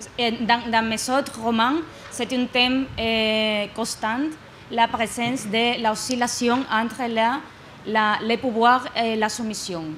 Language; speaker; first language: French; non-native, learner; Spanish